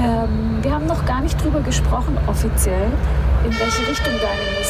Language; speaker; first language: German; native; German